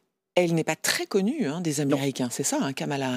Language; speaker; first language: French; native; French